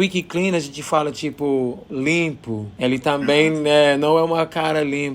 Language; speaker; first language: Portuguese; non-native, fluent; English